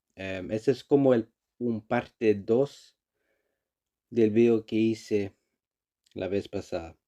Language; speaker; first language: Spanish; non-native, learner; Icelandic